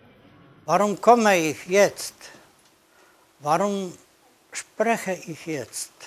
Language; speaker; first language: German; non-native, learner; Polish